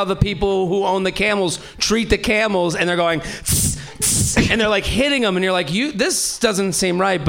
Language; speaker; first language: English; native; English